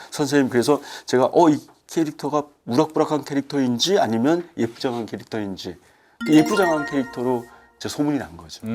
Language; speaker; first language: Korean; early bilingual, heritage; Korean